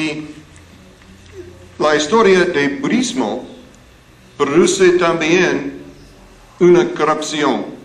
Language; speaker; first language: Spanish; non-native, learner; English